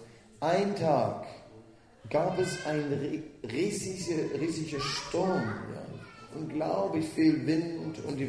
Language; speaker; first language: German; non-native, fluent; Dutch